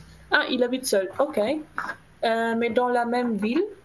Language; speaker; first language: French; native; French